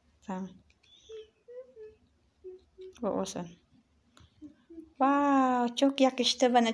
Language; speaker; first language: Turkish; non-native, learner; Filipino